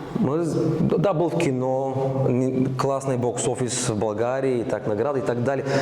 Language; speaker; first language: Russian; non-native, learner; Bulgarian